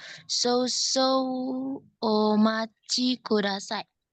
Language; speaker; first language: Japanese; non-native, learner; Indonesian